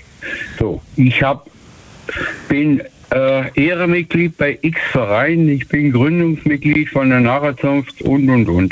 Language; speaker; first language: German; native; German